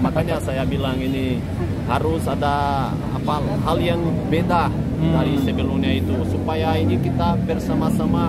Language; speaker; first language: Indonesian; non-native, fluent; Portuguese